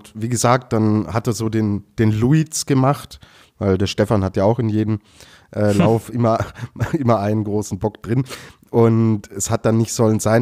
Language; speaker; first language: German; native; German